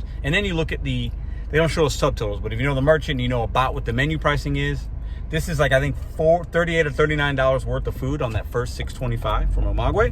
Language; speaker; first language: English; native; English